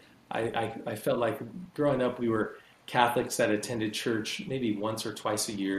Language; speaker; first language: English; native; English